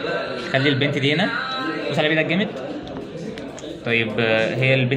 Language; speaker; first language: Arabic; native; Arabic